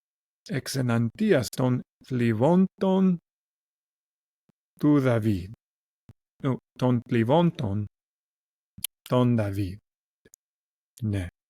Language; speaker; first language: Greek; non-native, learner; English